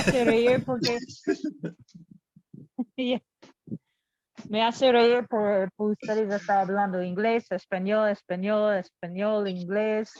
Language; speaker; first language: Spanish; non-native, learner; English